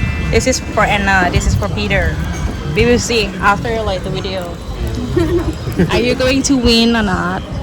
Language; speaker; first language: English; non-native, learner; Thai